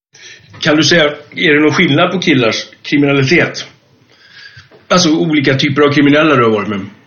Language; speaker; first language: Swedish; native; Swedish